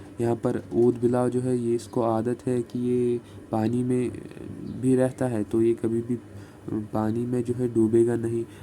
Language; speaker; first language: Urdu; non-native, local second language; Kashmiri